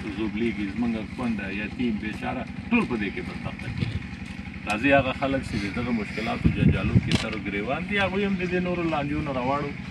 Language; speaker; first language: Pashto; native; Pashto